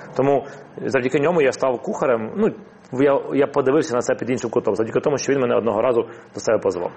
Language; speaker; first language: Ukrainian; non-native, local second language; Russian